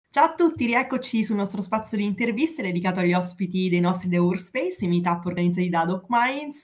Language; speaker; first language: Italian; native; Italian